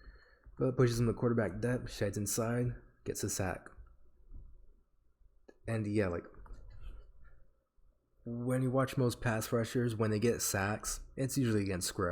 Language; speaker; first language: English; native; English